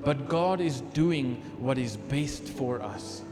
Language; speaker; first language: English; non-native, local second language; Afrikaans